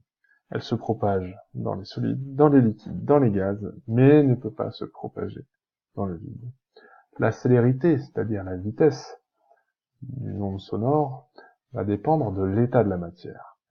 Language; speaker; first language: French; native; French